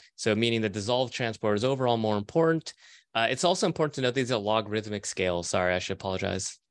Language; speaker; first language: English; native; English